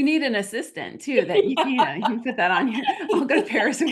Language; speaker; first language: English; native; English